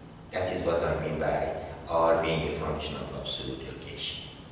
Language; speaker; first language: English; non-native, fluent; Persian